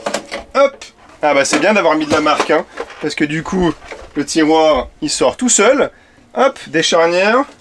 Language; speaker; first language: French; native; French